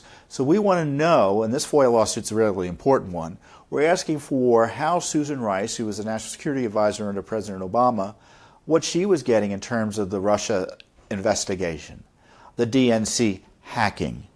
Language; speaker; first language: English; native; English